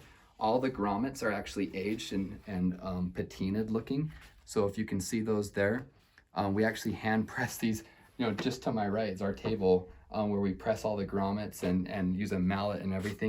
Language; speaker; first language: English; native; English